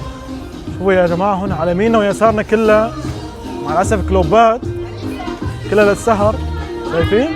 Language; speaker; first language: Arabic; native; Arabic